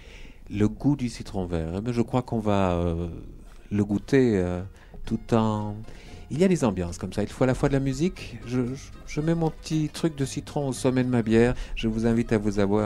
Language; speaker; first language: French; native; French